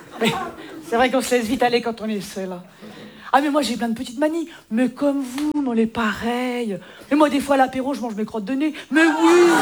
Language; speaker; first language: French; native; French